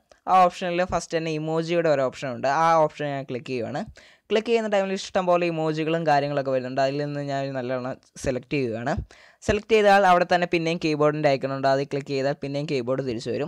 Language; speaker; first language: Malayalam; native; Malayalam